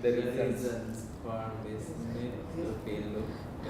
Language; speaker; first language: English; non-native, learner; Indonesian